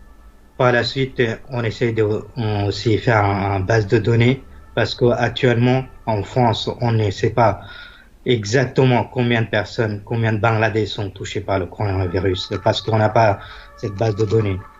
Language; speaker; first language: French; non-native, fluent; Bangla